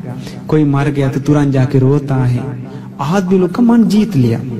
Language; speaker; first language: Hindi; non-native, fluent; Sinhala